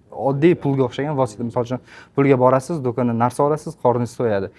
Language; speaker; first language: Uzbek; native; Uzbek